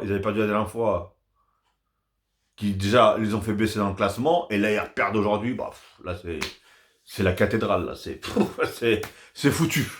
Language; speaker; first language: French; native; French